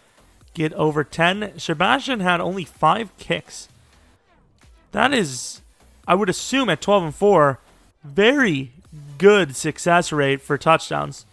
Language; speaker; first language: English; native; English